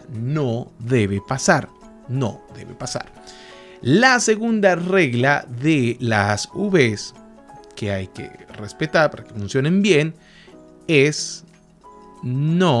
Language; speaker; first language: Spanish; native; Spanish